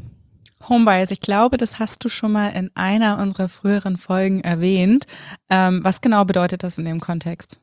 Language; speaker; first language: German; native; German